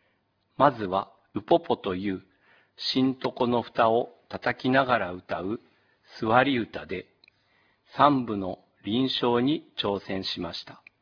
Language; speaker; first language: Japanese; native; Japanese